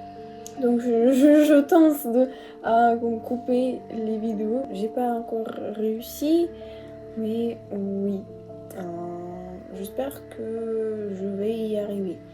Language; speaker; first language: French; non-native, learner; Russian